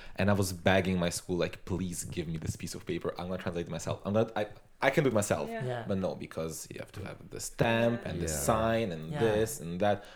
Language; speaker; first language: English; non-native, fluent; Italian